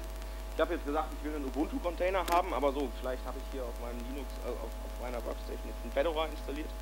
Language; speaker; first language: German; native; German